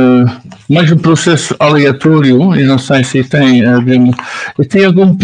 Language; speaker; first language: Portuguese; non-native, learner; Dutch